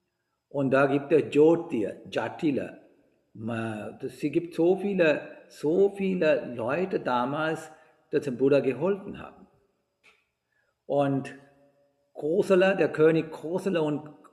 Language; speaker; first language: German; non-native, fluent; Sinhala